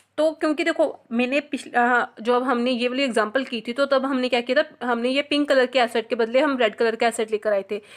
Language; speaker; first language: Hindi; non-native, local second language; Punjabi